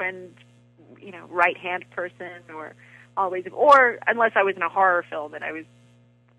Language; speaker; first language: English; native; English